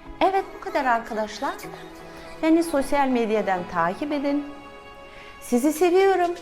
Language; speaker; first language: Turkish; non-native, fluent; Russian